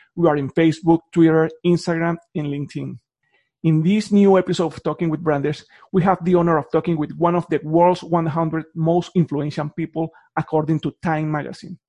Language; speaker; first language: English; non-native, fluent; Spanish